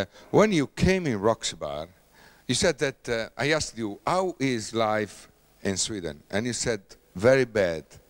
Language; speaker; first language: English; non-native, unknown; Italian